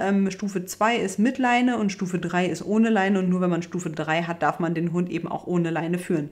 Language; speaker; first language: German; native; German